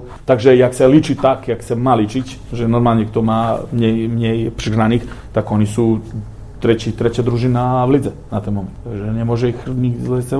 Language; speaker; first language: Polish; non-native, fluent; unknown